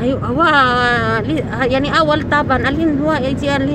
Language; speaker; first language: Arabic; non-native, learner; Filipino